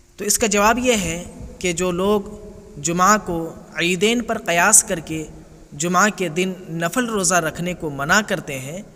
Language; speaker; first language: Hindi; native; Hindi